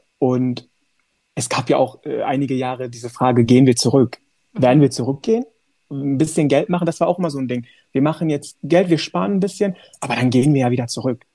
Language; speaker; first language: German; early bilingual, other home language; Turkish